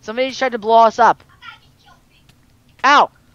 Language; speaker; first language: English; native; English